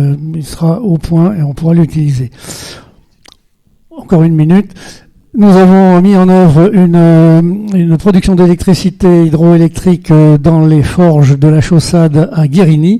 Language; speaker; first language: French; native; French